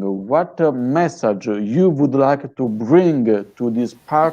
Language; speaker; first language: English; non-native, fluent; Italian